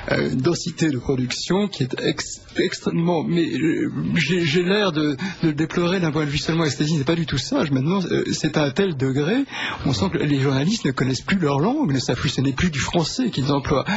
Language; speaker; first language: French; native; French